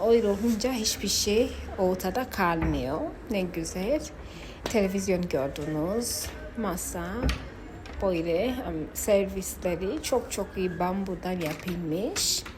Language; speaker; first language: Turkish; non-native, fluent; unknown